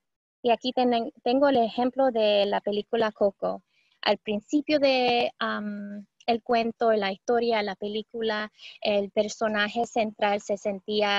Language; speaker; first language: Spanish; early bilingual, heritage; Spanish